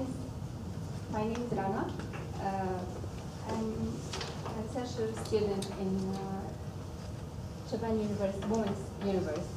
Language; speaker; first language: English; non-native, fluent; Arabic